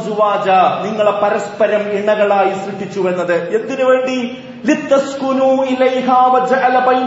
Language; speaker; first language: Malayalam; native; Malayalam